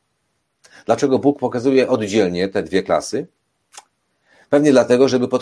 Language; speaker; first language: Polish; native; Polish